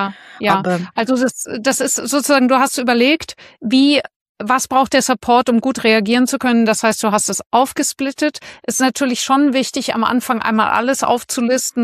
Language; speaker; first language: German; native; German